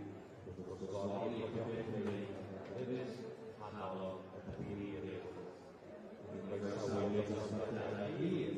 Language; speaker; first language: Welsh; native; Welsh